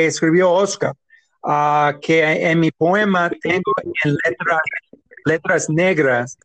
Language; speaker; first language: Spanish; non-native, learner; English